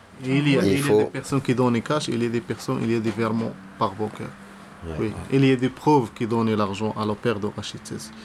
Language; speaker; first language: French; non-native, learner; Arabic